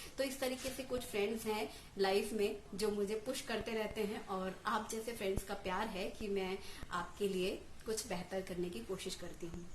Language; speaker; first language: Hindi; native; Hindi